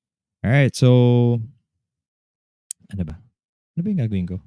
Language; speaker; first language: Filipino; native; Filipino